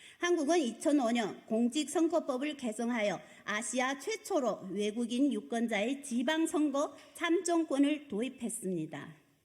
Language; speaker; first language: Korean; non-native, fluent; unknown